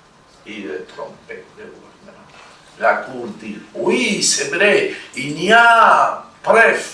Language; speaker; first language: French; non-native, fluent; Spanish